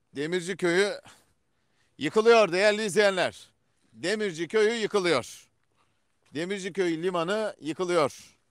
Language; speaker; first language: Turkish; native; Turkish